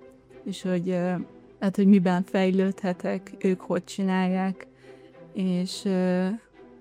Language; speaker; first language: Hungarian; early bilingual, heritage; Hungarian